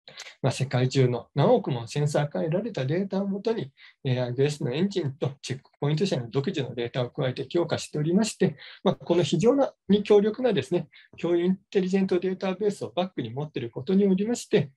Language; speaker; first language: Japanese; native; Japanese